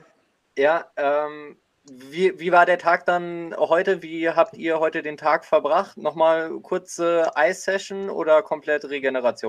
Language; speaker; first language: German; native; German